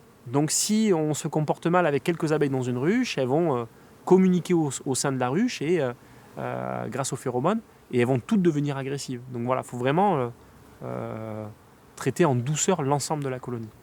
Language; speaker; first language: French; native; French